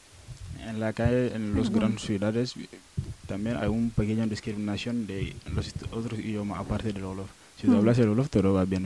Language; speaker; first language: Spanish; non-native, learner; Wolof